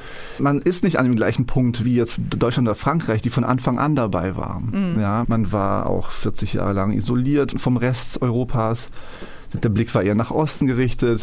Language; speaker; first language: German; early bilingual, other home language; Polish